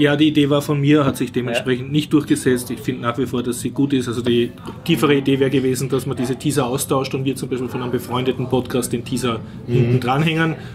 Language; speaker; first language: German; native; German